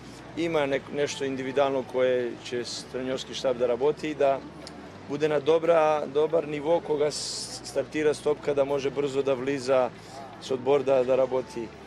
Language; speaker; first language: Bulgarian; non-native, learner; Macedonian